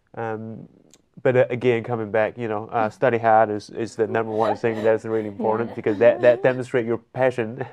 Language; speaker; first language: English; non-native, fluent; Chinese